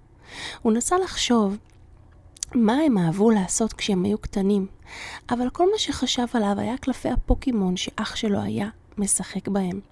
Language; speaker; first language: Hebrew; native; Hebrew